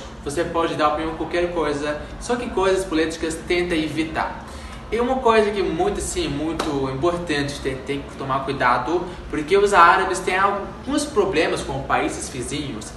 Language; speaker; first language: Portuguese; non-native, fluent; Arabic